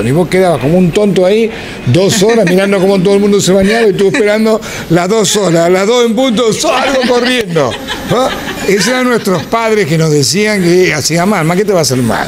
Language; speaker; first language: Spanish; native; Spanish